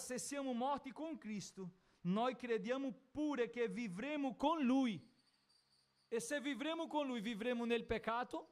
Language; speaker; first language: Italian; non-native, fluent; Portuguese